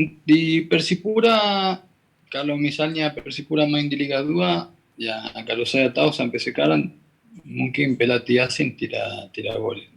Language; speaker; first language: Indonesian; non-native, fluent; Spanish